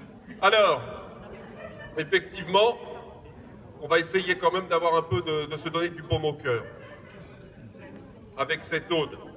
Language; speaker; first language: French; native; French